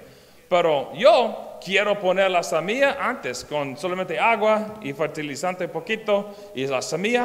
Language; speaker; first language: Spanish; non-native, learner; English